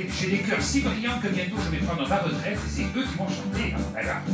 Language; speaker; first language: French; native; French